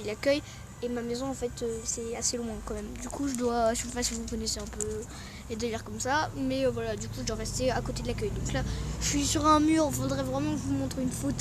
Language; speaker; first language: French; native; French